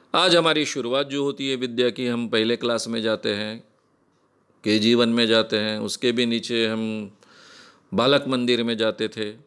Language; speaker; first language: Hindi; non-native, local second language; Marathi